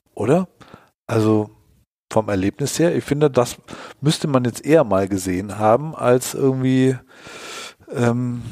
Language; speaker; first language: German; native; German